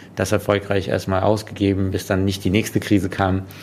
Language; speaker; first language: German; non-native, fluent; Russian